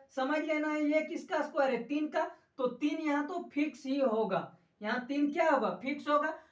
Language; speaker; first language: Hindi; native; Hindi